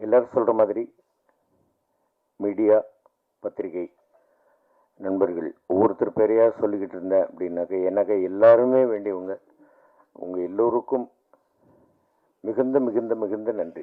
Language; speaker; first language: Tamil; native; Tamil